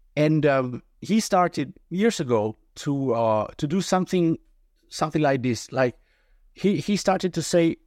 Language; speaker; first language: English; non-native, fluent; Italian